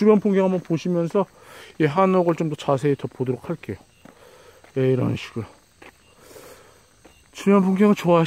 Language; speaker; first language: Korean; native; Korean